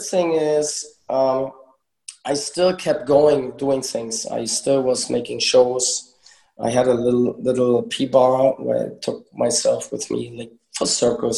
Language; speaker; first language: English; early bilingual, other home language; German